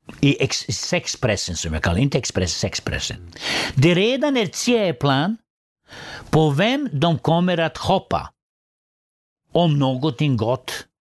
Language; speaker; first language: Swedish; non-native, fluent; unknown